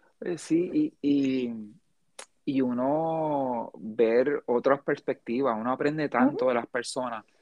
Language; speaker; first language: Spanish; early bilingual, heritage; Spanish